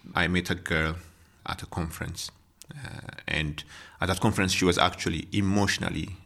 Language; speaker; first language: English; non-native, fluent; Amharic